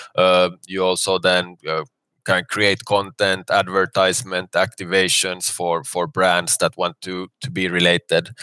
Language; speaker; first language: English; non-native, fluent; Finnish